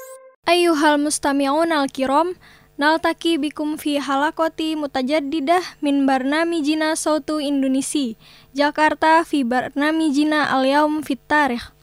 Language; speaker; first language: Arabic; non-native, fluent; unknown